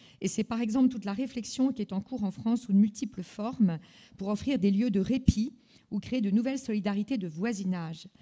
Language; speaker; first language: French; native; French